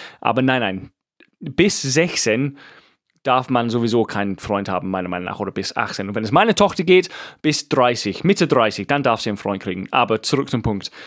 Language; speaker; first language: German; non-native, fluent; English